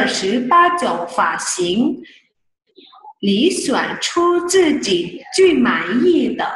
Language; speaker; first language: Chinese; non-native, fluent; Thai